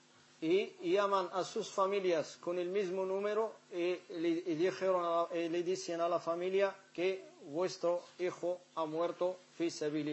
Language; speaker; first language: Spanish; non-native, fluent; Arabic